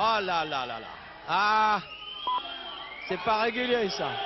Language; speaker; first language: French; native; French